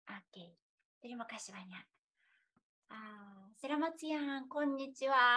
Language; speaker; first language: Indonesian; non-native, fluent; Japanese